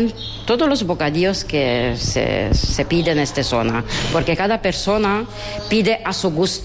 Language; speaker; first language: Spanish; non-native, learner; Romanian